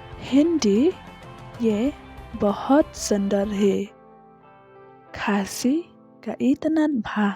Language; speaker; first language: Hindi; non-native, local second language; Khasi